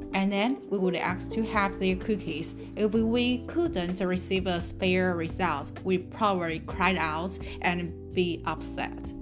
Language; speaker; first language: English; non-native, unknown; Chinese